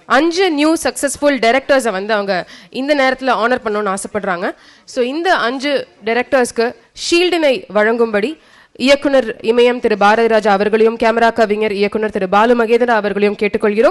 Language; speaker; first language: Tamil; native; Tamil